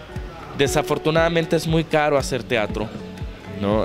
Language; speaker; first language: Spanish; native; Spanish